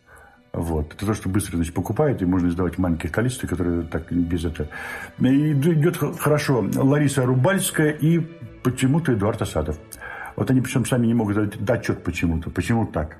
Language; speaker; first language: Russian; native; Russian